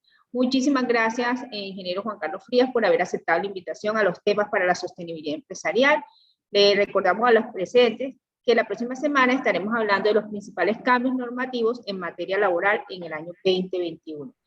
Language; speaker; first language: Spanish; native; Spanish